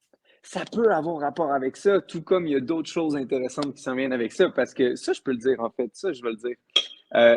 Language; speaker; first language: French; native; French